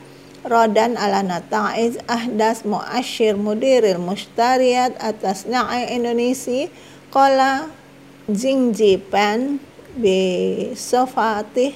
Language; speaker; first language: Arabic; non-native, fluent; Indonesian